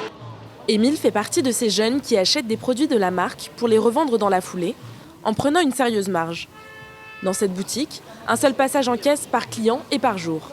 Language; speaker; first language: French; native; French